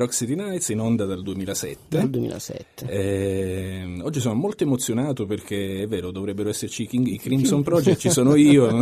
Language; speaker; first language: Italian; native; Italian